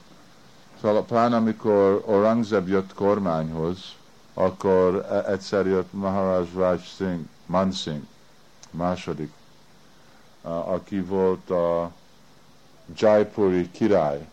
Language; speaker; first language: Hungarian; early bilingual, heritage; Hungarian